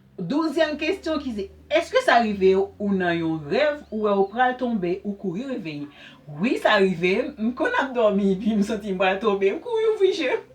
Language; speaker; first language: French; non-native, learner; Haitian Creole